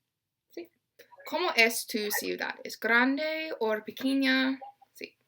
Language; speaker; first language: Spanish; non-native, learner; English